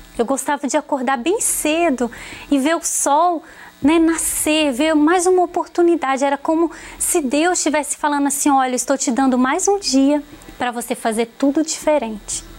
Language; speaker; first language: Portuguese; native; Portuguese